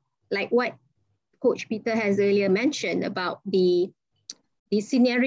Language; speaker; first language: English; non-native, local second language; Malay